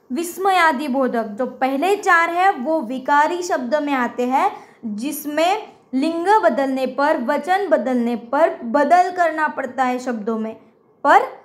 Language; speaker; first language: Hindi; non-native, local second language; Marathi